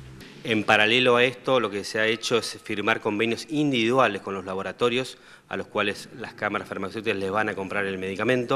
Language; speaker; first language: Spanish; native; Spanish